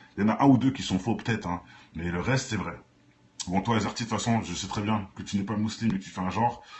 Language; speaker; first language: French; native; French